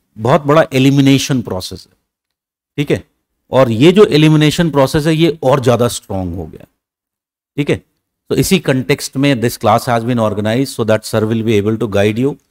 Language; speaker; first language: Hindi; native; Hindi